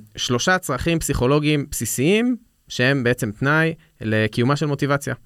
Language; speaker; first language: Hebrew; native; Hebrew